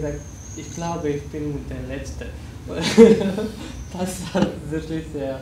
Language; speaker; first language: German; non-native, learner; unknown